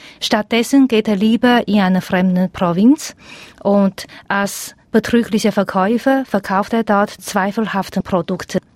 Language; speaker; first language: German; non-native, fluent; Chinese